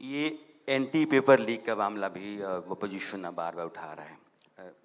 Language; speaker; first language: Hindi; native; Hindi